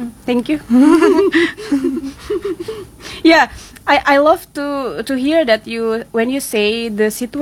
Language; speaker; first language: English; non-native, fluent; Indonesian